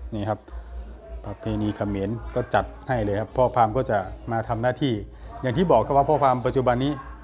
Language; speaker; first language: Thai; non-native, local second language; Lao